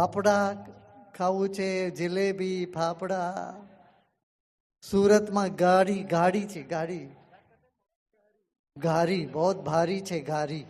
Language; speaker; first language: Hindi; non-native, local second language; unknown